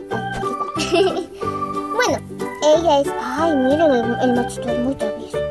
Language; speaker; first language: Spanish; native; Spanish